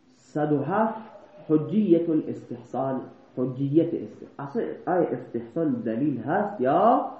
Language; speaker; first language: Persian; non-native, local second language; Baluchi